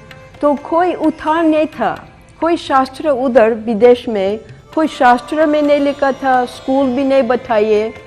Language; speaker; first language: Hindi; non-native, fluent; English